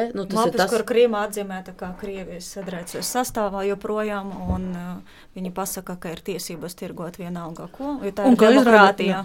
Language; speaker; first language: Latvian; non-native, fluent; Ukrainian